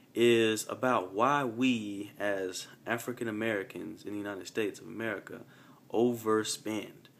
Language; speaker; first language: English; native; English